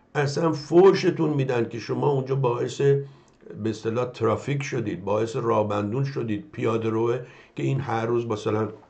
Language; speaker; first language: Persian; native; Persian